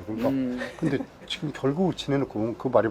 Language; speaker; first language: Korean; native; Korean